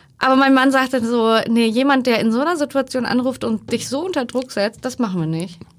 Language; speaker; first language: German; early bilingual, other home language; Turkish